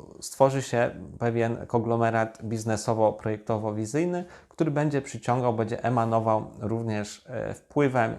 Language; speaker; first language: Polish; native; Polish